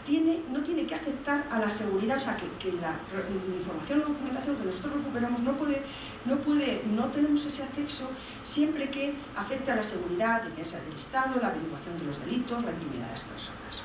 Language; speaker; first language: Spanish; native; Spanish